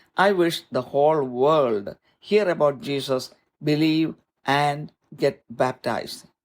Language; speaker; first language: English; non-native, local second language; Malayalam